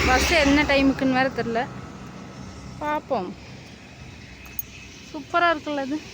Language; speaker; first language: Tamil; native; Tamil